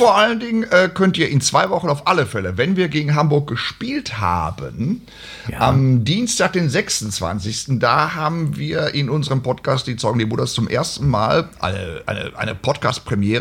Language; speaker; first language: German; native; German